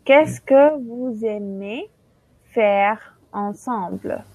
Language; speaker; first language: French; non-native, local second language; Arabic